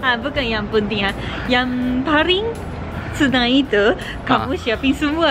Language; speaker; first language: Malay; non-native, fluent; Japanese